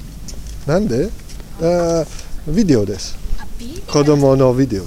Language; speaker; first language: Japanese; non-native, learner; Italian